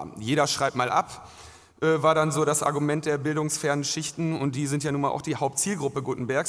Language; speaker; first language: German; native; German